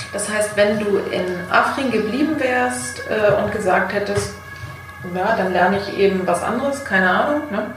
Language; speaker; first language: German; native; German